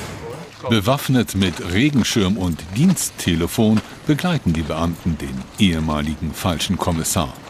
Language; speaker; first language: German; native; German